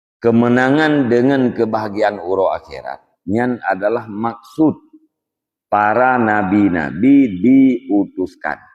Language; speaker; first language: Malay; non-native, local second language; Achinese